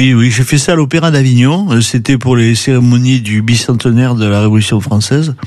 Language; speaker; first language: French; native; French